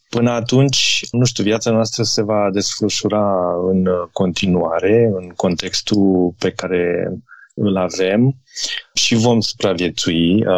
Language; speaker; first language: Romanian; native; Romanian